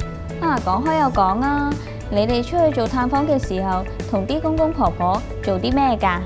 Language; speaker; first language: Cantonese; native; Cantonese